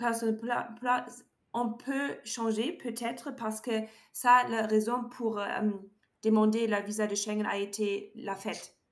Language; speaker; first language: French; non-native, learner; German